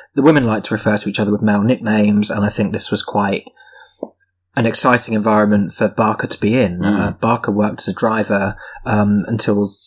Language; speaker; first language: English; native; English